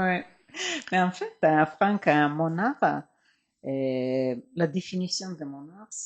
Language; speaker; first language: French; non-native, fluent; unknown